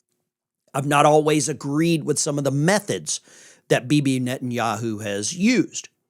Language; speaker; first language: English; native; English